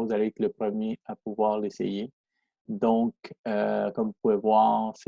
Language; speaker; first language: French; non-native, fluent; Spanish